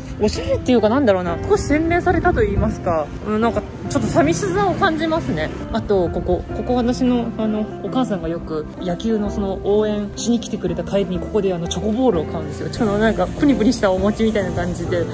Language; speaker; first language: Japanese; native; Japanese